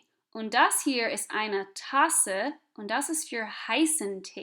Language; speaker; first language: German; non-native, fluent; English